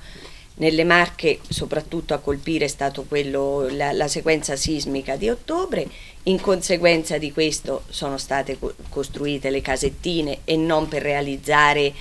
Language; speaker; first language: Italian; native; Italian